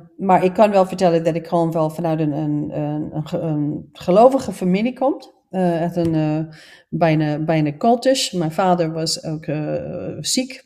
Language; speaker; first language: Dutch; non-native, fluent; English